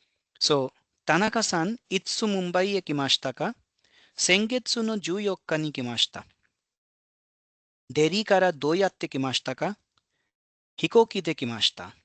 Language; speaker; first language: Japanese; non-native, fluent; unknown